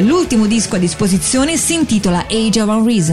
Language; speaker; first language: Italian; native; Italian